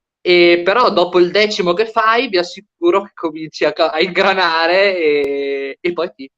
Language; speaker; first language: Italian; native; Italian